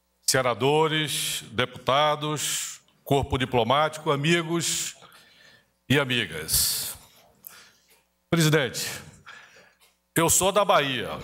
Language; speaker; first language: Portuguese; native; Portuguese